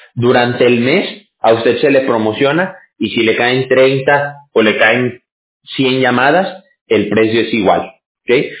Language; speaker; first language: Spanish; native; Spanish